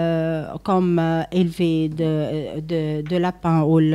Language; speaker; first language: French; non-native, local second language; Arabic